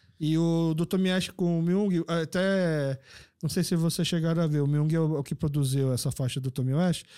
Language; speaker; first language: Portuguese; early bilingual, other home language; Korean